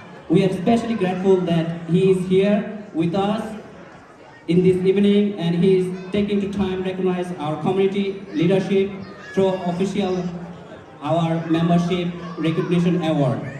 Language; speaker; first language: English; non-native, local second language; Bangla